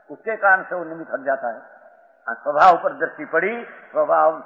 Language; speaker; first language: Hindi; non-native, local second language; Gujarati